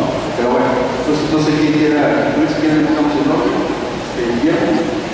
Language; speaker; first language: Spanish; native; Spanish